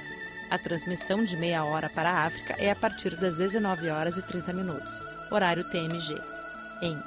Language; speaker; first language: Portuguese; native; Portuguese